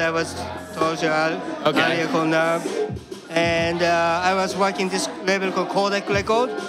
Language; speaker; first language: English; non-native, learner; Japanese